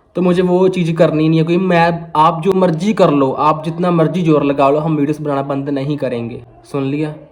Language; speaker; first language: Hindi; non-native, local second language; Punjabi